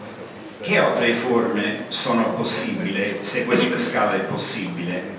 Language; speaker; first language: Italian; non-native, learner; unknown